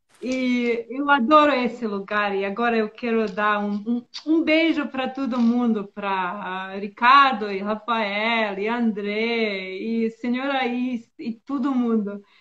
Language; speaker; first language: Portuguese; non-native, learner; Bosnian